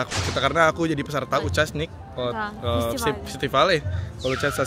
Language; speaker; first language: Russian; non-native, learner; Indonesian